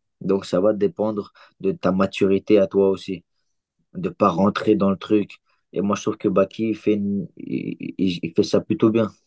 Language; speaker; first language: French; early bilingual, other home language; Chechen